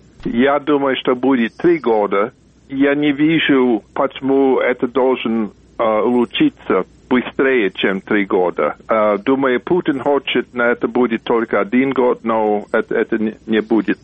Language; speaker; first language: Russian; non-native, fluent; English